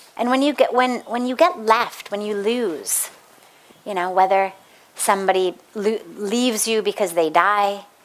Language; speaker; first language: English; native; English